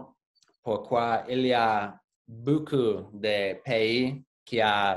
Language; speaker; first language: French; non-native, learner; English